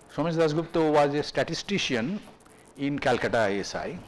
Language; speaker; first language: English; non-native, local second language; Bangla